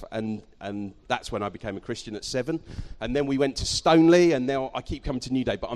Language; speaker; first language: English; native; English